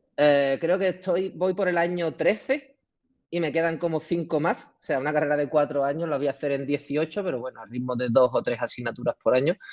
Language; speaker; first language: Spanish; native; Spanish